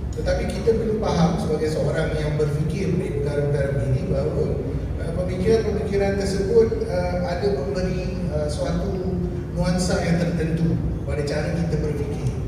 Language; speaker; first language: Malay; native; Malay